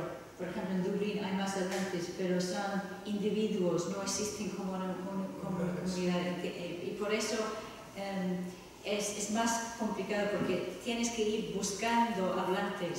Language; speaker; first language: Spanish; non-native, fluent; English